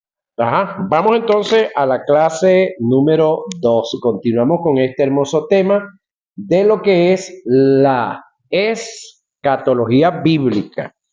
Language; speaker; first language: Spanish; native; Spanish